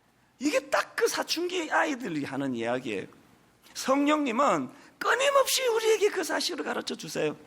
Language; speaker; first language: Korean; native; Korean